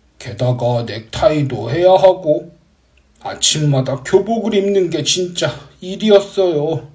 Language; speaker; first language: Korean; native; Korean